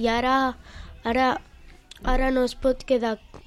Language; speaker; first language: Catalan; non-native, local second language; Spanish